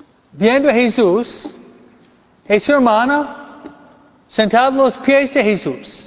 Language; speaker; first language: Spanish; non-native, fluent; English